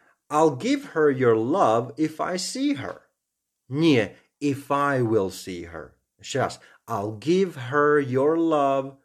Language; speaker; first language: English; non-native, fluent; Slovak